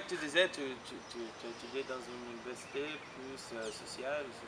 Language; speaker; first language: French; non-native, fluent; Portuguese